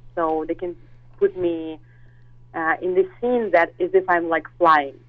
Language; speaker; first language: English; non-native, fluent; Russian